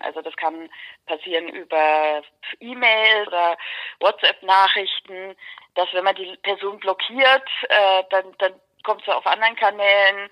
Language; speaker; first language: German; native; German